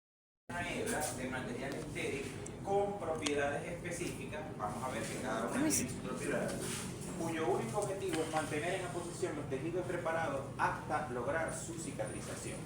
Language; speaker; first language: Spanish; native; Spanish